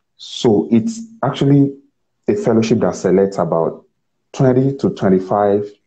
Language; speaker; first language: English; non-native, local second language; Yoruba